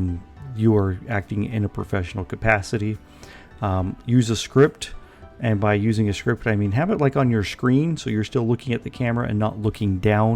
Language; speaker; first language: English; native; English